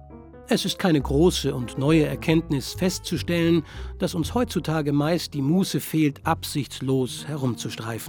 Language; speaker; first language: German; native; German